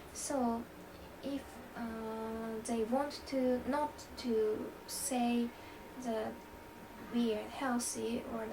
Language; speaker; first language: English; non-native, learner; Japanese